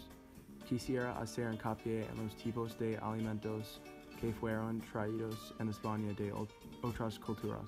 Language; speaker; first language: Spanish; non-native, learner; English